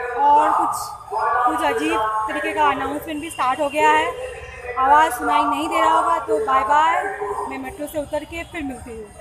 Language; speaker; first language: Hindi; non-native, local second language; Bangla